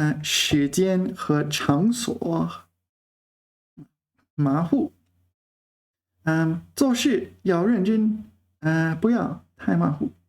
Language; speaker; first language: Chinese; non-native, learner; English